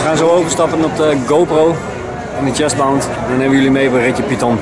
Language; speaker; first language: Dutch; native; Dutch